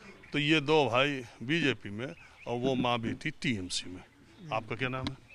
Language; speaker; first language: Hindi; native; Hindi